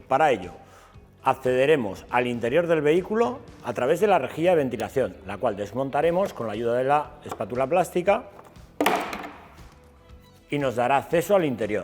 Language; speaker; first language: Spanish; native; Spanish